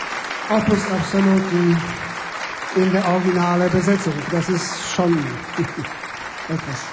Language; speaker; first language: German; non-native, fluent; Polish